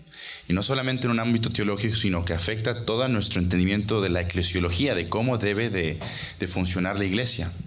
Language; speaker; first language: Spanish; native; Spanish